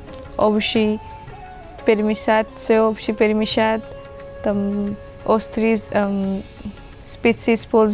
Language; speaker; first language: Russian; non-native, learner; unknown